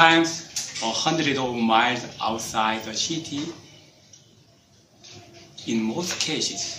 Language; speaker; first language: English; non-native, fluent; Korean